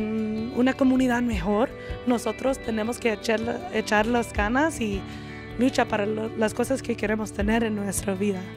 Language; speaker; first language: Spanish; early bilingual, other home language; English